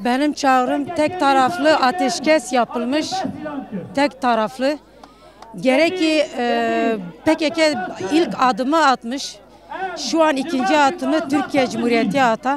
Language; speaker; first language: Turkish; non-native, local second language; Kurdish